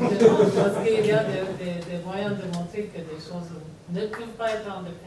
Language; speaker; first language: French; non-native, fluent; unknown